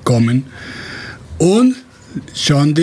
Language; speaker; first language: German; non-native, fluent; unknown